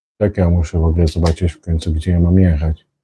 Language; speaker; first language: Polish; native; Polish